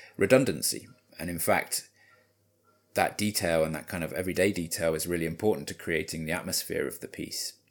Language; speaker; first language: English; native; English